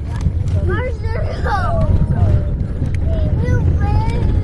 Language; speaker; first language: Dutch; early bilingual, heritage; Dutch